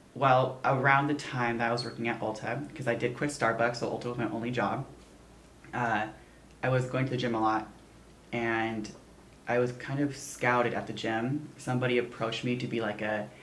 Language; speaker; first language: English; native; English